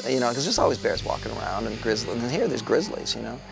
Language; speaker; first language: English; native; English